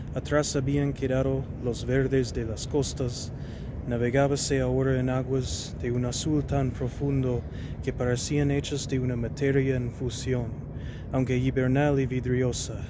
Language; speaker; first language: Spanish; non-native, fluent; English